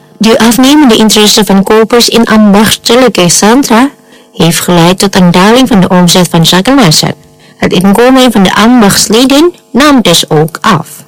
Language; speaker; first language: Dutch; non-native, fluent; Indonesian